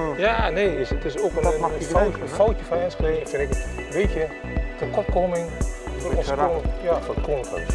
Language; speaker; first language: Dutch; native; Dutch